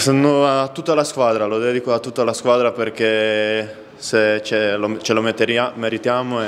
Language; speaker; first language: Italian; non-native, fluent; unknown